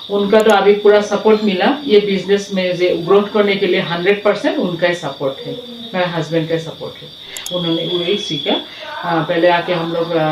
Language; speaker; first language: Hindi; non-native, local second language; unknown